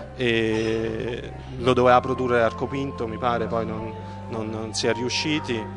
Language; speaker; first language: Italian; native; Italian